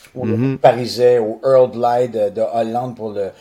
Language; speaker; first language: French; native; French